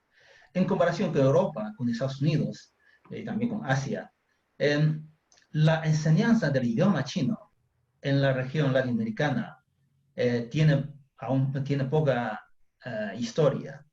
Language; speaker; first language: Spanish; non-native, fluent; Chinese